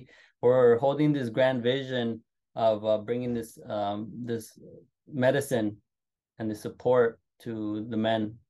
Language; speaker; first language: English; native; English